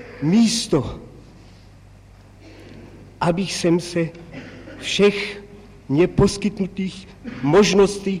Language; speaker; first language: Czech; non-native, local second language; German